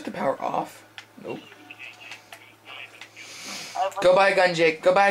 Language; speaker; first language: English; native; English